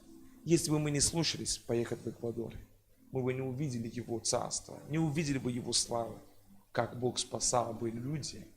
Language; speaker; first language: Russian; non-native, fluent; French